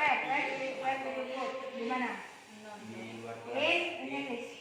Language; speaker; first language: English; non-native, learner; Indonesian